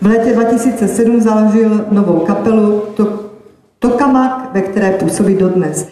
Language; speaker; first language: Czech; native; Czech